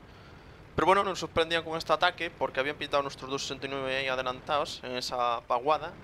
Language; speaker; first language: Spanish; native; Spanish